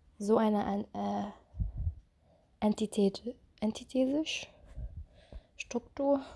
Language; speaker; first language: German; non-native, fluent; Arabic